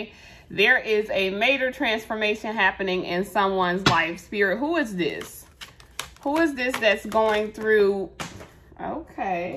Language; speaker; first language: English; native; English